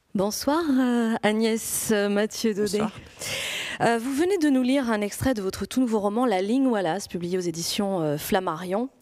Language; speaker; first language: French; non-native, fluent; Greek